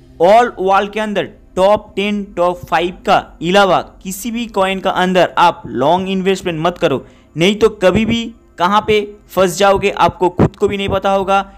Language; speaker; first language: Hindi; non-native, local second language; Bangla